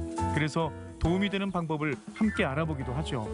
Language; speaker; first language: Korean; native; Korean